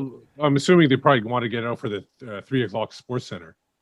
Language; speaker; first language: English; native; English